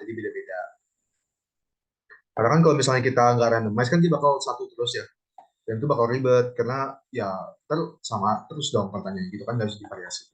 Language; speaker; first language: Indonesian; native; Indonesian